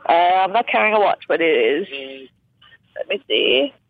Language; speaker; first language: English; non-native, fluent; Danish